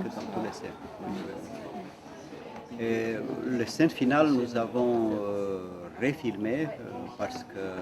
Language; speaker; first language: French; non-native, fluent; Romanian